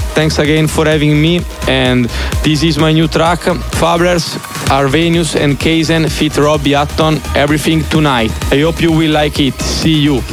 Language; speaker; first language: English; non-native, learner; Italian